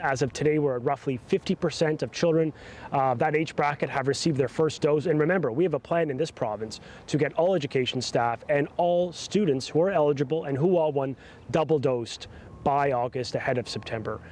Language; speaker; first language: English; native; English